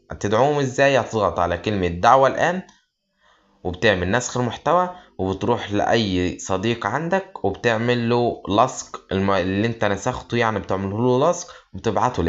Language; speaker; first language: Arabic; native; Arabic